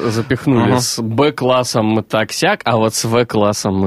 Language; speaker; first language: Russian; native; Russian